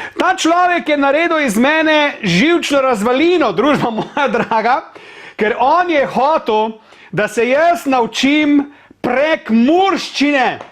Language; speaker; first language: Slovenian; native; Slovenian